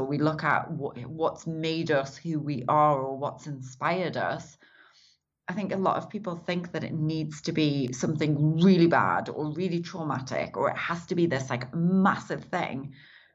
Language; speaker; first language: English; native; English